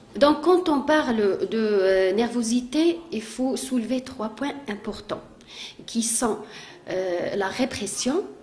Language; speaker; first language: French; non-native, local second language; Arabic